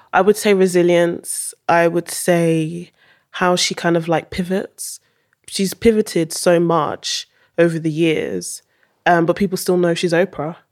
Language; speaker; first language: English; early bilingual, heritage; English